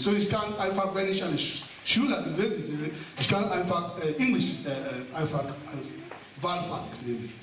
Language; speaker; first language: German; non-native, fluent; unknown